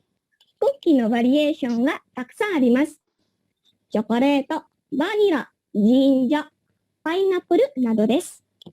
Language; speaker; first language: Japanese; non-native, learner; Indonesian